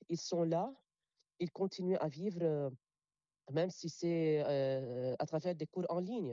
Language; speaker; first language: French; non-native, local second language; Arabic